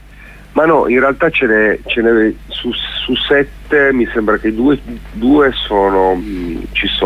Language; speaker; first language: Italian; native; Italian